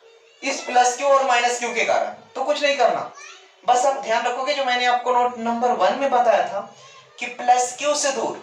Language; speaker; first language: Hindi; native; Hindi